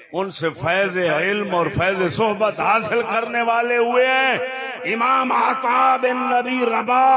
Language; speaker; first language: Urdu; non-native, local second language; Punjabi